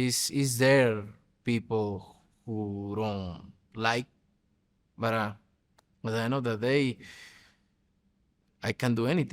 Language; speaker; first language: English; non-native, fluent; Spanish